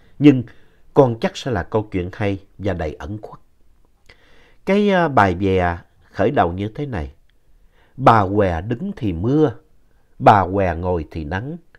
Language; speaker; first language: Vietnamese; native; Vietnamese